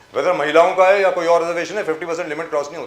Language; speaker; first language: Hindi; native; Hindi